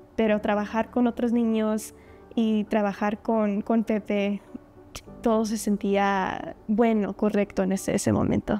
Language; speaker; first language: Spanish; early bilingual, heritage; Spanish